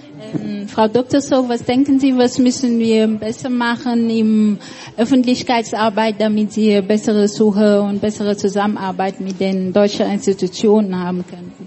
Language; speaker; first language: German; non-native, fluent; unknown